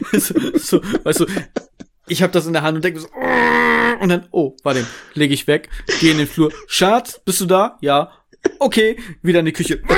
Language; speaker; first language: German; native; German